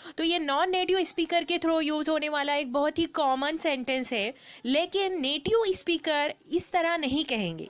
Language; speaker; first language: Hindi; native; Hindi